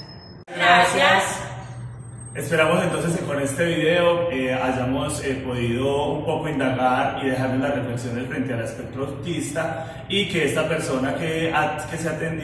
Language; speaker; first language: Spanish; native; Spanish